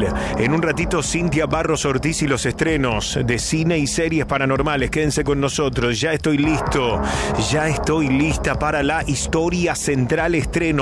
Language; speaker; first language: Spanish; native; Spanish